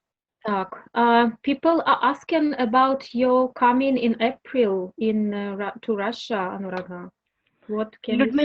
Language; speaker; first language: English; non-native, learner; Russian